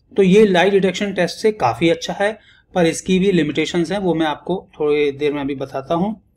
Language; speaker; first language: Hindi; native; Hindi